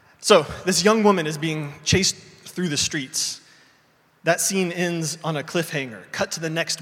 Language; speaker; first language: English; native; English